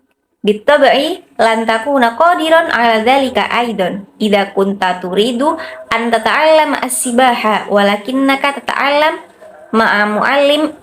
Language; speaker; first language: Arabic; non-native, learner; Indonesian